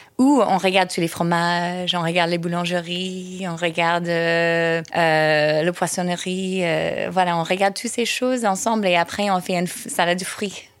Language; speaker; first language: French; non-native, fluent; English